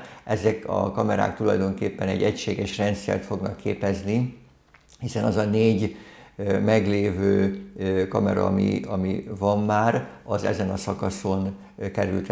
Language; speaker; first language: Hungarian; native; Hungarian